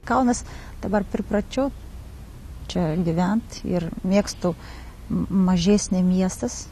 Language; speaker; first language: Lithuanian; non-native, learner; Kazakh